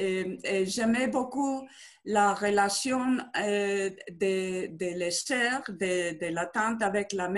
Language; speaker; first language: French; non-native, learner; Spanish